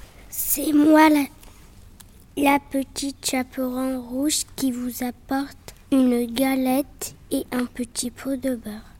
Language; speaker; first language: French; non-native, learner; Spanish